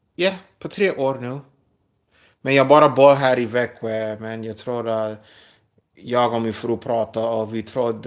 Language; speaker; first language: Swedish; non-native, learner; English